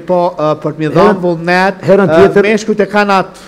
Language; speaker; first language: Albanian; native; Albanian